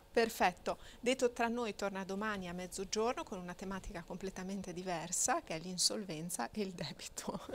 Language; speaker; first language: Italian; native; Italian